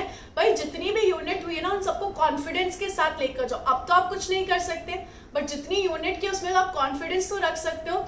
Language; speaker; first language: Hindi; native; Hindi